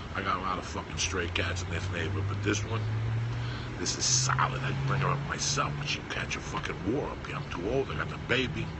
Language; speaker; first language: English; early bilingual, other home language; Spanish